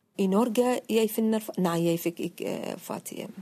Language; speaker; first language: Norwegian; non-native, learner; Arabic